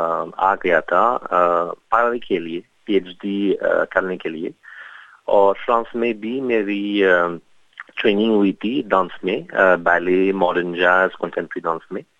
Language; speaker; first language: Hindi; non-native, fluent; French